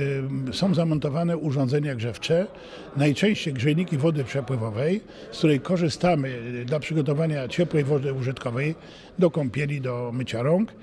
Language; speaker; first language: Polish; native; Polish